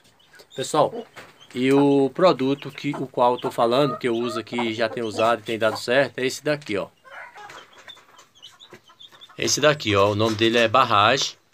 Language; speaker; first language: Portuguese; native; Portuguese